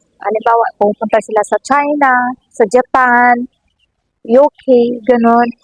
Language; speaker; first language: Filipino; native; Filipino